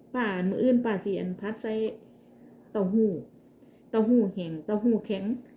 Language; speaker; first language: Thai; native; Thai